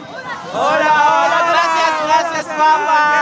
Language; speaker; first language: Spanish; non-native, learner; Filipino